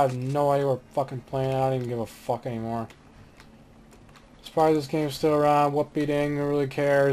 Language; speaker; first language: English; native; English